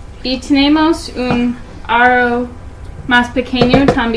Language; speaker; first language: Spanish; non-native, learner; English